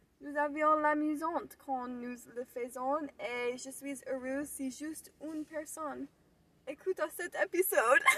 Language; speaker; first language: French; non-native, learner; English